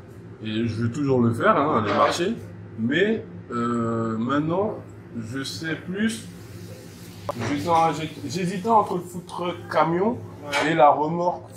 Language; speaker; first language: French; native; French